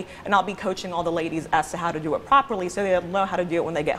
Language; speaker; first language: English; native; English